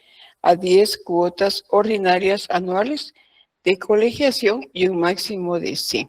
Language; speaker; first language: Spanish; native; Spanish